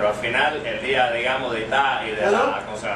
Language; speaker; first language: Spanish; native; Spanish